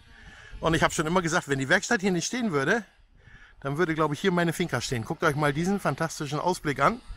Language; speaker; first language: German; native; German